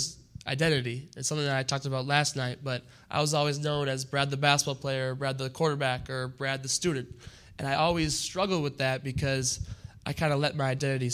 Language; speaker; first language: English; native; English